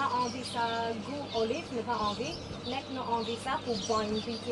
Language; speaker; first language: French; non-native, learner; English